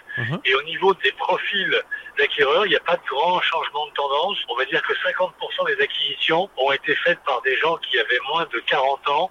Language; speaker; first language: French; native; French